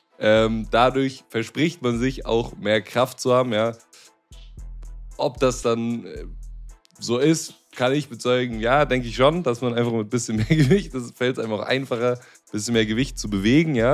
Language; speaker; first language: German; native; German